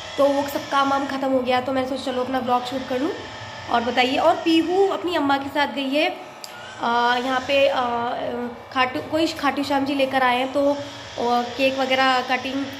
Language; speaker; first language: Hindi; native; Hindi